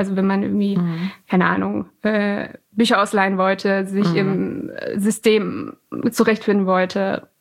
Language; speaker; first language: German; early bilingual, other home language; Persian